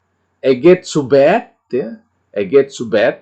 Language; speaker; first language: German; non-native, fluent; Indonesian